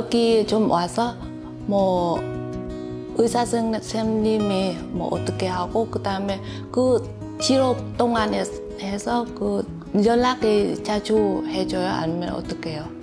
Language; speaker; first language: Korean; non-native, learner; Vietnamese